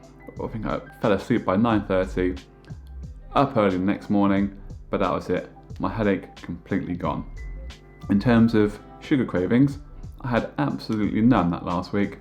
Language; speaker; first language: English; native; English